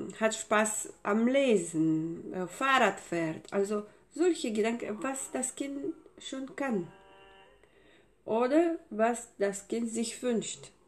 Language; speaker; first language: German; non-native, fluent; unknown